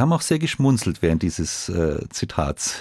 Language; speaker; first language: German; native; German